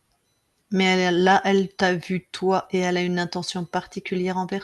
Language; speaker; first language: French; native; French